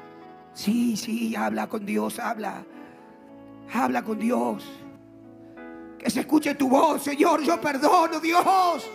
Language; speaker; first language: Spanish; native; Spanish